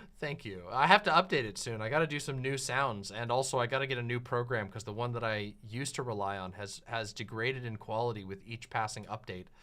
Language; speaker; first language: English; native; English